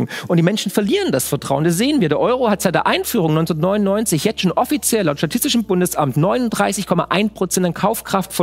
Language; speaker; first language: German; native; German